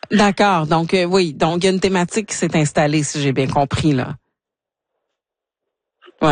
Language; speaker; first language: French; native; French